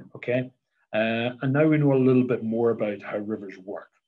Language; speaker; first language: English; native; English